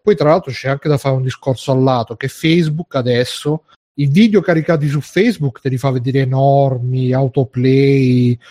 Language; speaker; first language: Italian; native; Italian